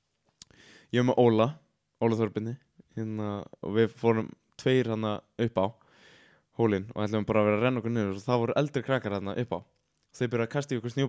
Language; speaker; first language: Icelandic; native; Icelandic